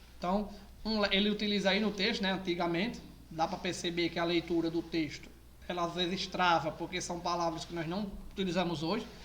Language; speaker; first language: Portuguese; native; Portuguese